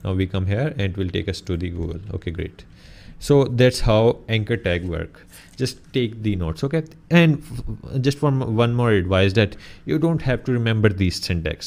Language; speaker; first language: English; non-native, local second language; Urdu